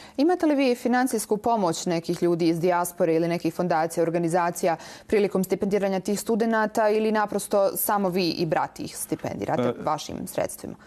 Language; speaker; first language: Bosnian; native; Bosnian